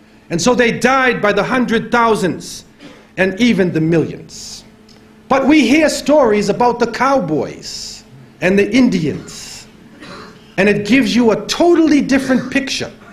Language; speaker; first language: English; native; English